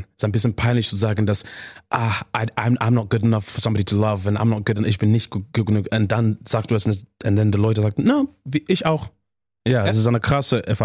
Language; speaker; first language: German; non-native, learner; English